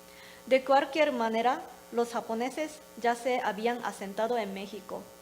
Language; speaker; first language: Spanish; non-native, learner; Japanese